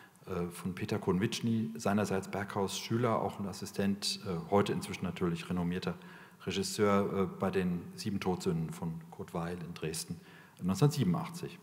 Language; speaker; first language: German; native; German